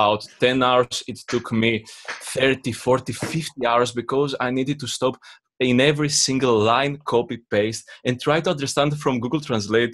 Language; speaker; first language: English; non-native, fluent; Greek